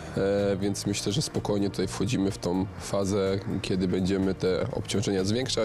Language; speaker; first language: Polish; native; Polish